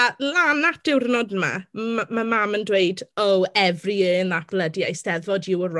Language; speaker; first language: Welsh; non-native, local second language; English